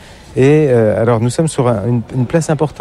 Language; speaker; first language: French; native; French